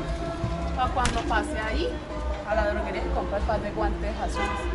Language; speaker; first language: Spanish; native; Spanish